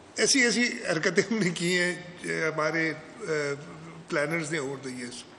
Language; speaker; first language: Urdu; non-native, local second language; Sindhi